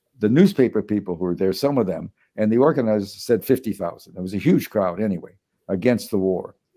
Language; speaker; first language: English; native; English